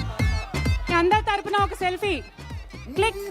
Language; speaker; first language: Telugu; native; Telugu